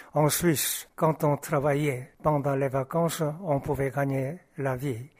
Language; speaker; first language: French; non-native, fluent; Korean